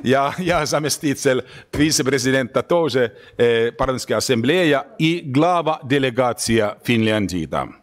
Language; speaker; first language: Russian; non-native, learner; Finnish